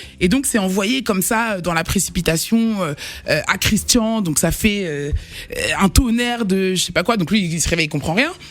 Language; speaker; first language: French; native; French